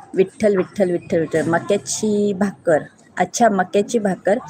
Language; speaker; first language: Hindi; non-native, local second language; Marathi